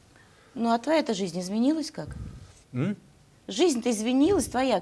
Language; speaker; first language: Russian; native; Russian